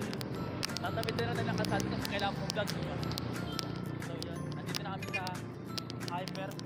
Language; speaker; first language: Filipino; native; Filipino